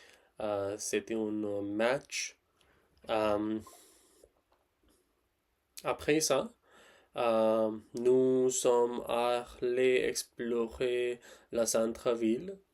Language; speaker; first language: French; non-native, learner; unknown